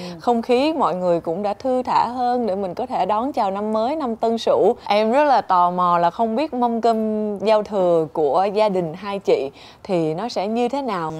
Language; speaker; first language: Vietnamese; native; Vietnamese